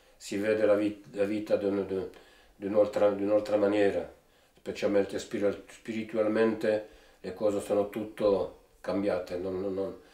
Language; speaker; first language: Italian; early bilingual, heritage; Italian